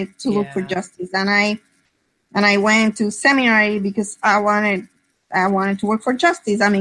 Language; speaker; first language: English; non-native, fluent; Spanish